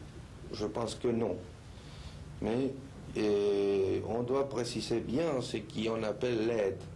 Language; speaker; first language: French; non-native, fluent; Spanish